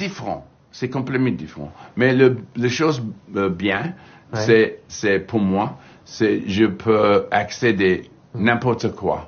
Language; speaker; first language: French; non-native, learner; English